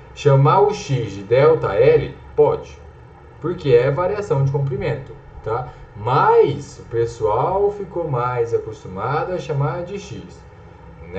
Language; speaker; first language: Portuguese; native; Portuguese